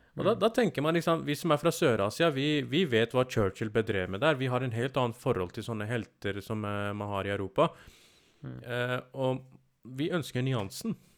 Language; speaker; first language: Norwegian; early bilingual, other home language; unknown